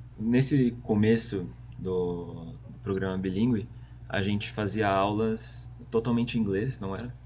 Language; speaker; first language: Portuguese; native; Portuguese